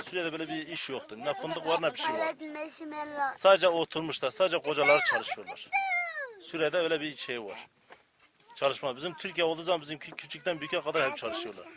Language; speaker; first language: Turkish; non-native, local second language; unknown